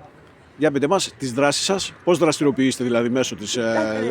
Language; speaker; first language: Greek; native; Greek